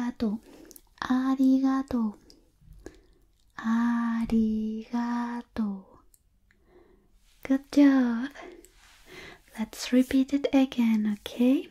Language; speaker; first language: English; non-native, fluent; Spanish